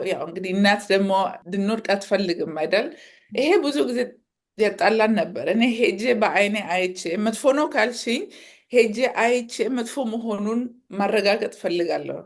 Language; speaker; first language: Amharic; early bilingual, heritage; Amharic